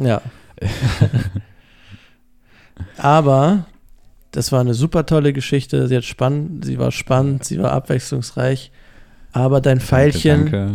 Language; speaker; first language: German; native; German